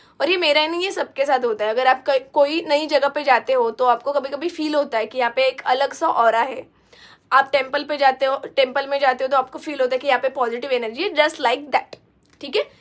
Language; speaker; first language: Hindi; non-native, local second language; Marathi